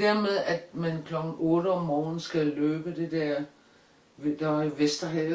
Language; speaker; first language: Danish; non-native, local second language; Kalaallisut